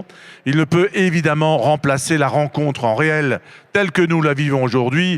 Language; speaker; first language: French; native; French